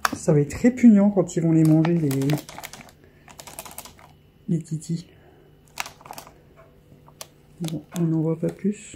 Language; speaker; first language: French; native; French